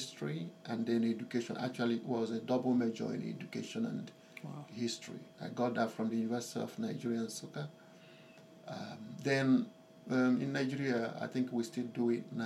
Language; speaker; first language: English; non-native, local second language; Igbo